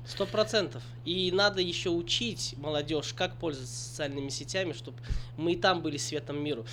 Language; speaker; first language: Russian; native; Russian